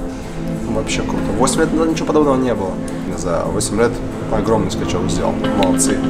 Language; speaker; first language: Russian; native; Russian